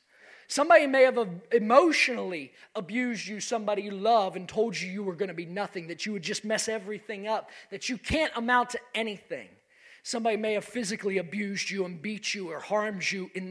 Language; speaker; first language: English; native; English